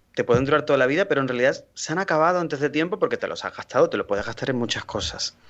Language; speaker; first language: Spanish; native; Spanish